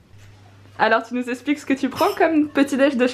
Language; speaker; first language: French; native; French